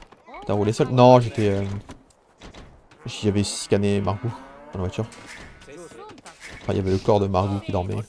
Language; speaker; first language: French; native; French